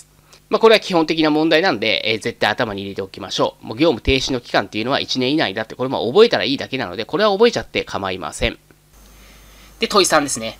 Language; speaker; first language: Japanese; native; Japanese